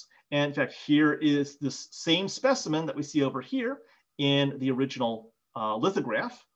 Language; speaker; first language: English; native; English